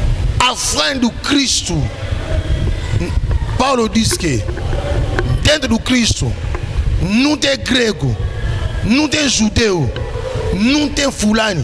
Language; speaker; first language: Portuguese; non-native, learner; Lingala